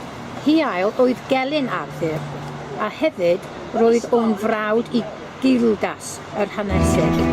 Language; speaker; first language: Welsh; non-native, learner; English